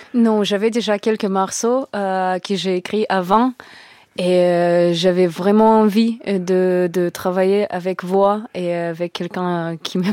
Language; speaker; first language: French; non-native, learner; Russian